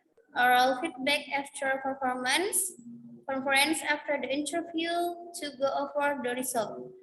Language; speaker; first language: English; non-native, learner; Indonesian